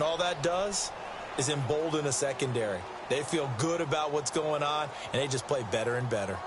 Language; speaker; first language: English; native; English